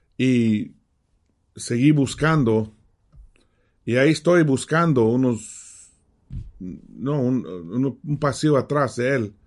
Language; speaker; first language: Spanish; early bilingual, heritage; Spanish